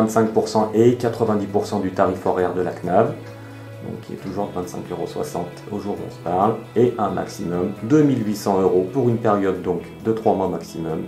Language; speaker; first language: French; native; French